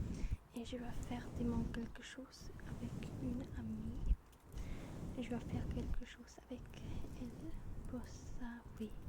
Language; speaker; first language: French; non-native, learner; German